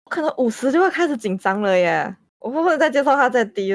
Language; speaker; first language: Chinese; native; Chinese